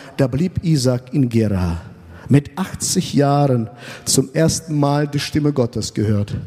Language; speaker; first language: German; non-native, fluent; Russian